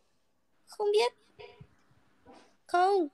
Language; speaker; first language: Vietnamese; non-native, learner; Indonesian